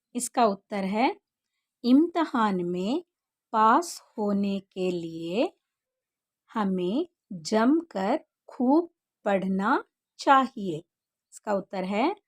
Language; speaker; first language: Hindi; non-native, local second language; Kannada